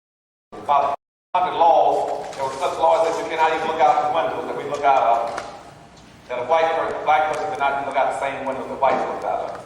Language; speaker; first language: English; native; English